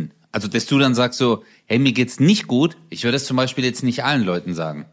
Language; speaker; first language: German; early bilingual, other home language; Turkish